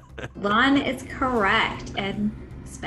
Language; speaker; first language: English; native; English